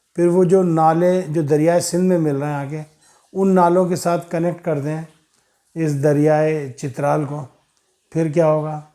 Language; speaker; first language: Urdu; native; Urdu